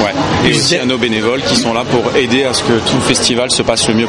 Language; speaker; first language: French; native; French